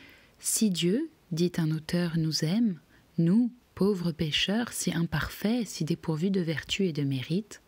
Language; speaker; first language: French; native; French